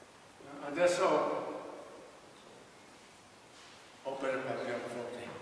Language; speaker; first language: Italian; non-native, fluent; English